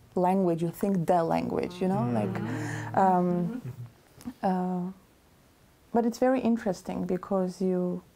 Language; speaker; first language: English; non-native, fluent; Armenian